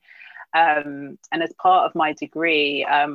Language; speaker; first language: English; native; English